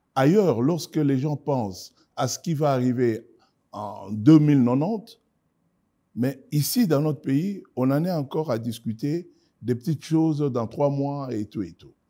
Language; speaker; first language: French; non-native, local second language; Lingala